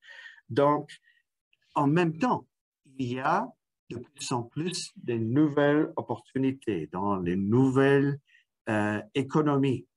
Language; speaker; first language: French; non-native, fluent; English